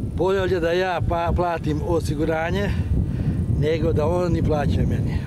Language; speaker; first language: Croatian; non-native, local second language; Hungarian